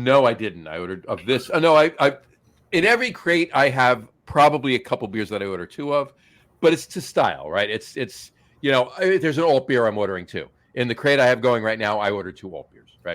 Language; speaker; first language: English; native; English